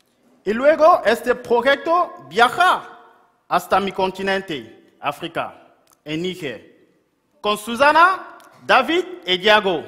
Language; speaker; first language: Spanish; non-native, local second language; French